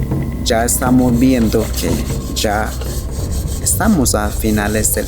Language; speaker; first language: Spanish; non-native, local second language; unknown